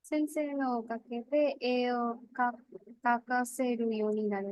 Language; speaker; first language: Japanese; non-native, learner; Bangla